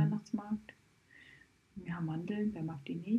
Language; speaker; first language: German; native; German